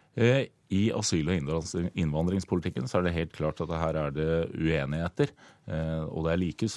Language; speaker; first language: Norwegian; native; Norwegian